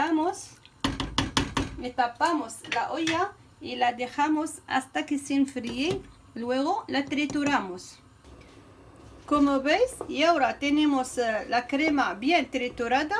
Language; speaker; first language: Spanish; non-native, fluent; Arabic